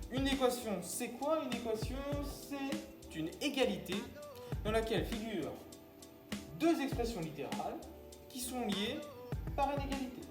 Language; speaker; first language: French; native; French